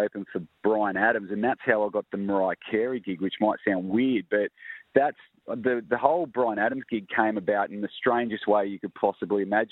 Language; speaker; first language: English; native; English